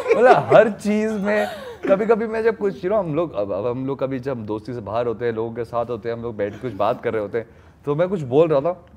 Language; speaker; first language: Hindi; native; Hindi